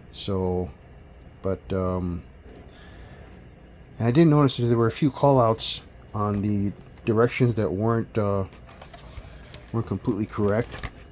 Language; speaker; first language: English; native; English